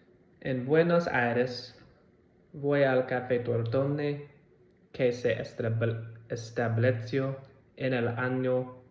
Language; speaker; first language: Spanish; non-native, learner; English